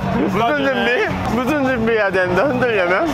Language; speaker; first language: Korean; native; Korean